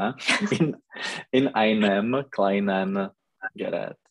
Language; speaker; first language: German; non-native, learner; Czech